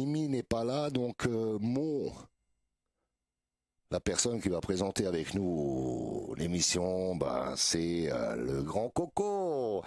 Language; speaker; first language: French; native; French